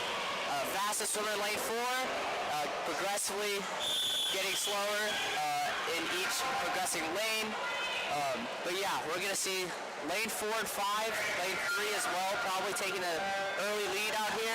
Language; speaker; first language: English; native; English